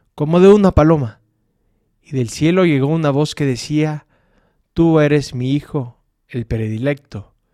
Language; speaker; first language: Spanish; native; Spanish